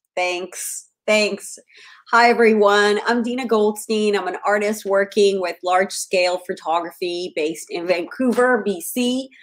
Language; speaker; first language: English; native; English